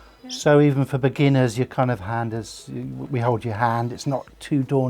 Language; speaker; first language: English; native; English